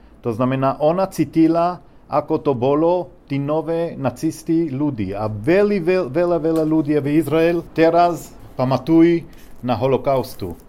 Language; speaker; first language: Czech; non-native, learner; Hebrew